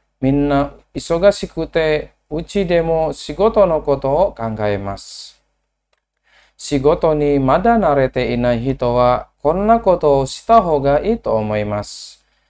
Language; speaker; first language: Japanese; non-native, learner; Indonesian